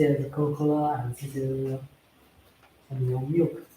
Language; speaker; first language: English; non-native, learner; Chinese